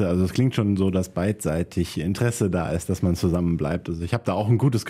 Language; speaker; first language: German; native; German